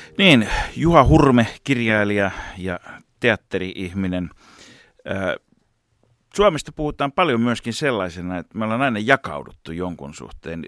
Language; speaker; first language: Finnish; native; Finnish